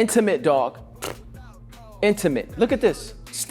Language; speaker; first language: English; native; English